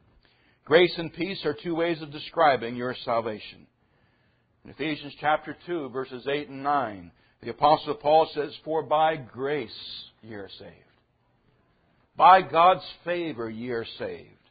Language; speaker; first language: English; native; English